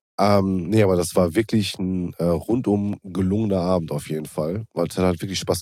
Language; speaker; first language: German; native; German